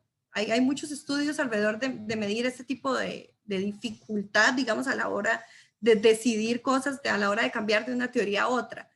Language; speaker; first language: Spanish; native; Spanish